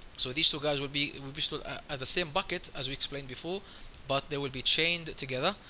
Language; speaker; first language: English; non-native, fluent; Arabic